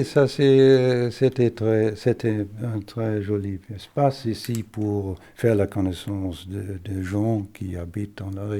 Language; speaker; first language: French; non-native, fluent; German